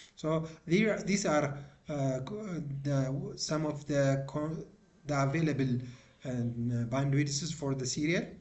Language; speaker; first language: English; non-native, local second language; Amharic